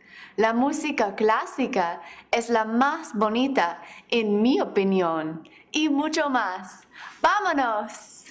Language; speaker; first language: Spanish; non-native, fluent; English